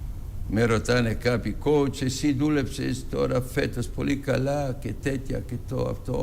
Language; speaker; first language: Greek; non-native, fluent; Serbian